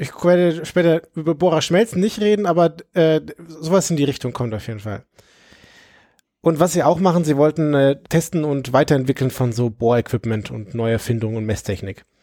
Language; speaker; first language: German; native; German